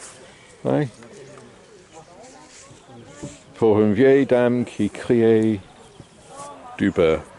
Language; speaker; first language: French; non-native, learner; English